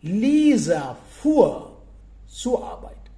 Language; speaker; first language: German; non-native, fluent; Sinhala